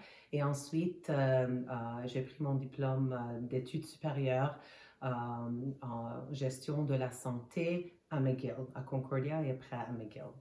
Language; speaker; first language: French; non-native, fluent; Armenian